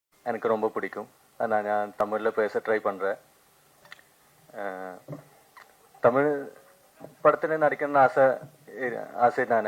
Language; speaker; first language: Tamil; non-native, learner; Malayalam